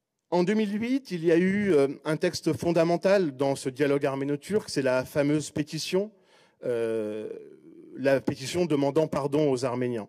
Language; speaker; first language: French; native; French